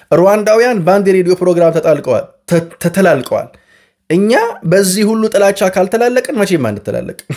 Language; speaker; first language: Amharic; native; Amharic